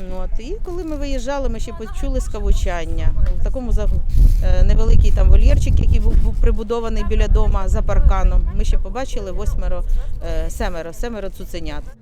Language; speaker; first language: Ukrainian; native; Ukrainian